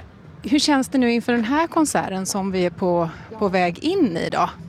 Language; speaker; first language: Swedish; native; Swedish